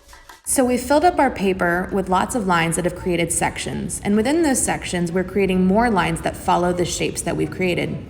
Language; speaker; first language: English; native; English